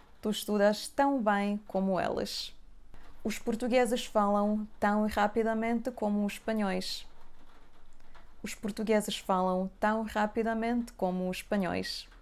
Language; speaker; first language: Portuguese; non-native, fluent; Serbian